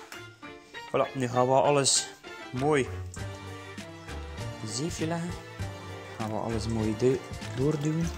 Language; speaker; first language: Dutch; native; Dutch